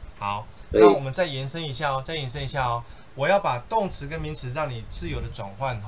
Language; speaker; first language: Chinese; native; Chinese